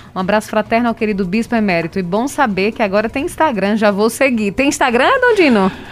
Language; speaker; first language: Portuguese; native; Portuguese